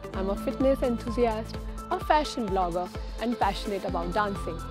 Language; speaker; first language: English; non-native, local second language; Hindi